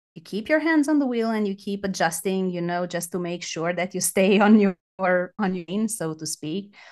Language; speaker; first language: English; non-native, fluent; Romanian